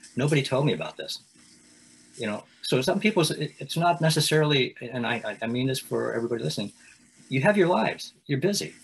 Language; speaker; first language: English; native; English